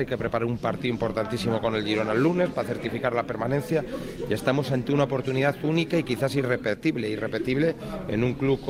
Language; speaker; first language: Spanish; native; Spanish